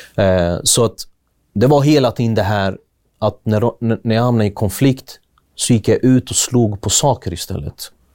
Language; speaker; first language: Swedish; early bilingual, other home language; Kurdish